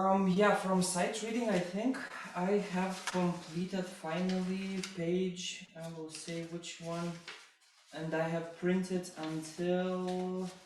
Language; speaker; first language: English; non-native, fluent; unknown